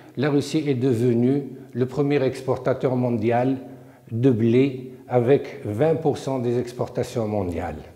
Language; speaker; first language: French; non-native, local second language; Arabic